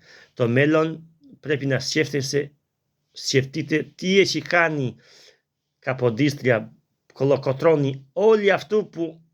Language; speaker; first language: Greek; non-native, learner; Albanian